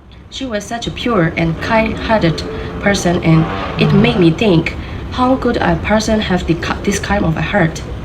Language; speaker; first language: English; non-native, learner; Burmese